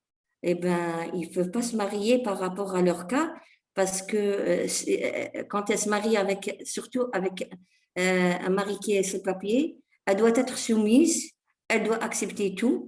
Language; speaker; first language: French; non-native, fluent; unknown